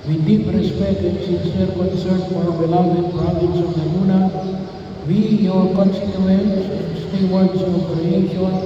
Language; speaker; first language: English; non-native, local second language; Filipino